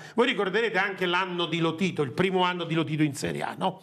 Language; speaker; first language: Italian; native; Italian